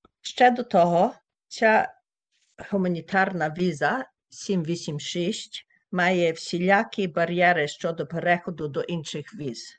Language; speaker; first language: Ukrainian; early bilingual, heritage; Ukrainian